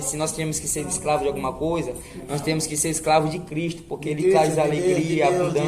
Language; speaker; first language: Portuguese; native; Portuguese